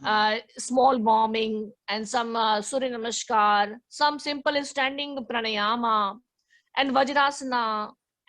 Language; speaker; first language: English; non-native, learner; Hindi